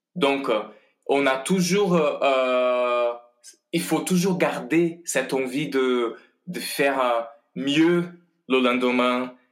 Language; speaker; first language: French; non-native, fluent; Portuguese